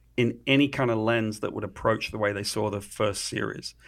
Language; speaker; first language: English; native; English